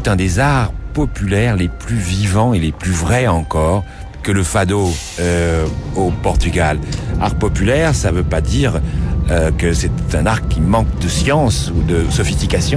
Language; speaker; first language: French; native; French